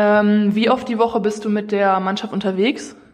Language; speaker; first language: German; native; German